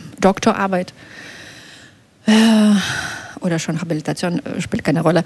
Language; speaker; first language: German; non-native, fluent; Belarusian